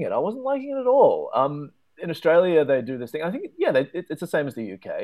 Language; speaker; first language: English; native; English